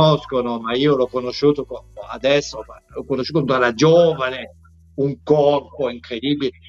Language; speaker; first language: Italian; non-native, fluent; French